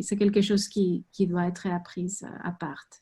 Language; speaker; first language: French; non-native, fluent; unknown